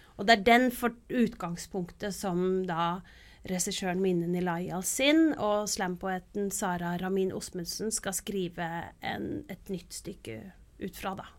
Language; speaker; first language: Norwegian; native; Norwegian